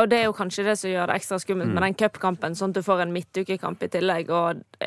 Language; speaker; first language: Norwegian; native; Norwegian